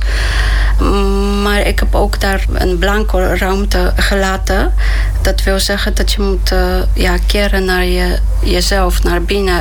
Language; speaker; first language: Dutch; non-native, fluent; Polish